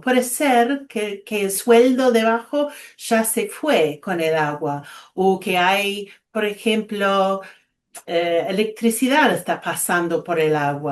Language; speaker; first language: Spanish; non-native, fluent; English